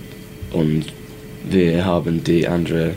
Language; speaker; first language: German; non-native, learner; English